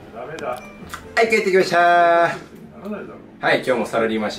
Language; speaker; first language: Japanese; native; Japanese